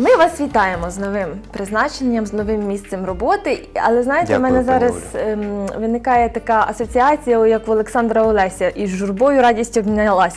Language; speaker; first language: Ukrainian; native; Ukrainian